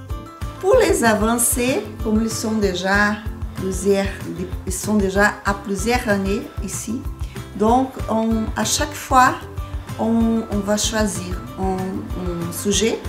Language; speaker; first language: French; non-native, fluent; Portuguese